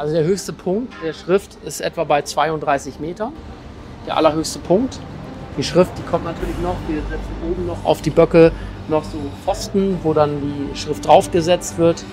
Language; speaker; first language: German; native; German